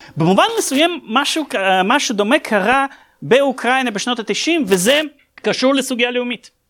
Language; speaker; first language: Hebrew; non-native, fluent; Russian